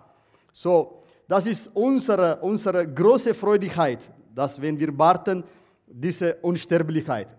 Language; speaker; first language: German; non-native, learner; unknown